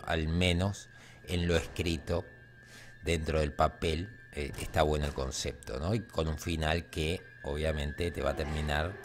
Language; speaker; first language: Spanish; native; Spanish